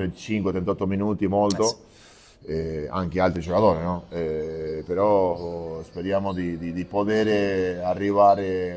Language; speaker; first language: Italian; non-native, fluent; Spanish